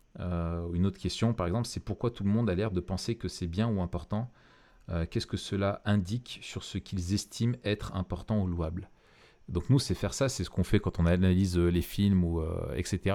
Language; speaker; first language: French; native; French